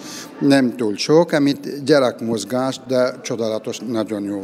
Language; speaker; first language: Hungarian; non-native, learner; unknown